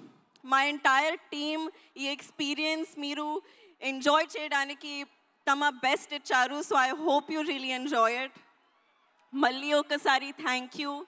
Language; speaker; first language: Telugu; non-native, learner; Hindi